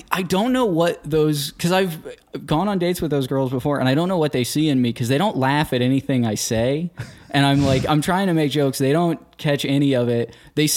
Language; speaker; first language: English; native; English